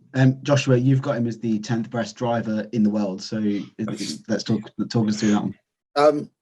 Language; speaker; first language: English; native; English